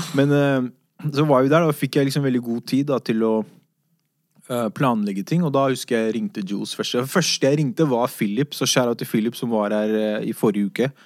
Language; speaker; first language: Norwegian; early bilingual, other home language; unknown